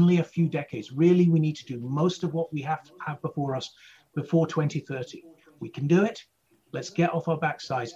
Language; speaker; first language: English; native; English